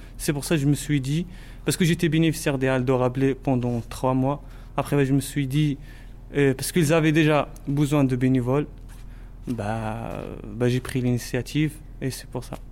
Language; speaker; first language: French; non-native, local second language; Arabic